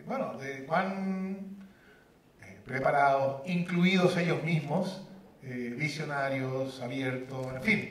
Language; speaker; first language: Spanish; native; Spanish